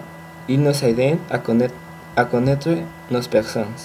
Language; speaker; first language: French; non-native, learner; Spanish